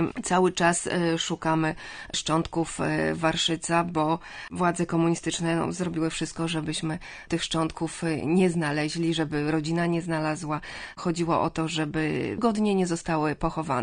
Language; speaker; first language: Polish; native; Polish